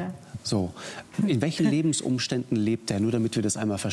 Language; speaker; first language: German; native; German